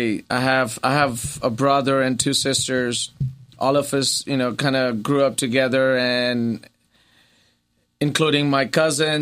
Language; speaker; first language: English; non-native, local second language; Gujarati